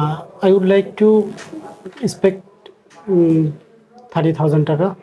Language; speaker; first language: English; non-native, learner; Bangla